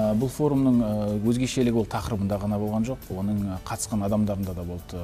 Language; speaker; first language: Kazakh; native; Kazakh